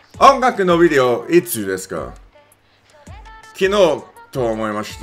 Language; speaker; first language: Japanese; non-native, learner; English